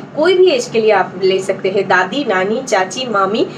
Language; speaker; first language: Hindi; non-native, local second language; Bangla